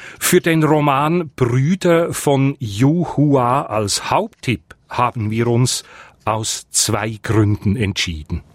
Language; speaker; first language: German; native; German